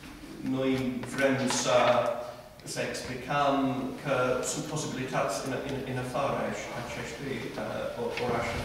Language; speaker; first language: Romanian; non-native, fluent; English